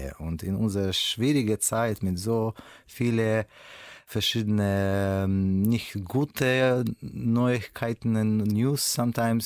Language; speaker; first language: German; non-native, learner; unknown